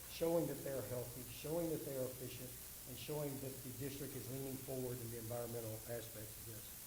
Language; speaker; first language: English; native; English